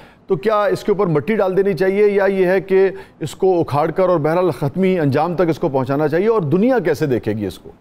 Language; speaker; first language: Urdu; native; Urdu